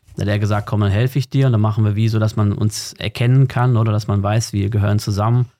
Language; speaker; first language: German; native; German